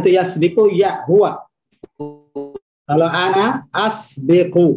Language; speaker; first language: Indonesian; native; Indonesian